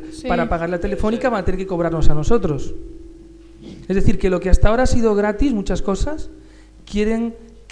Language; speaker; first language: Spanish; native; Spanish